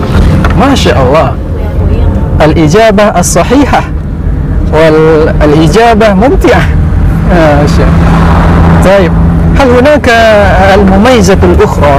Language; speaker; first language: Arabic; non-native, learner; Indonesian